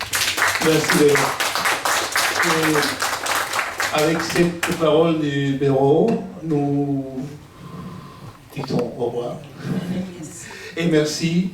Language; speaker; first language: French; non-native, fluent; Spanish